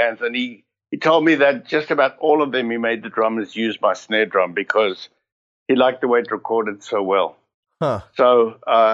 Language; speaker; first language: English; native; English